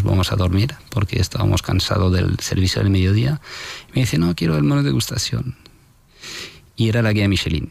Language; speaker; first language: Spanish; non-native, fluent; French